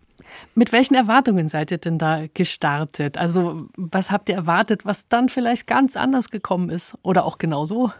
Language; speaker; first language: German; native; German